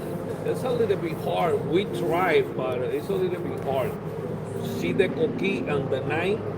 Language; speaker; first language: English; non-native, learner; Spanish